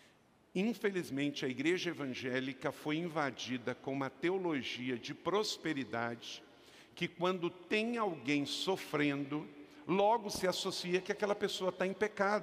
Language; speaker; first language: Portuguese; native; Portuguese